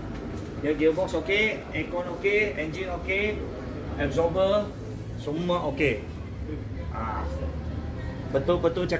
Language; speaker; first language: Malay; non-native, local second language; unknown